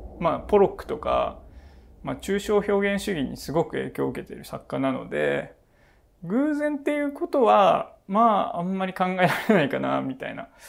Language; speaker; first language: Japanese; native; Japanese